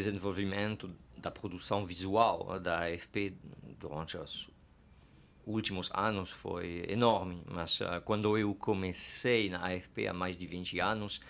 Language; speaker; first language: Portuguese; non-native, fluent; French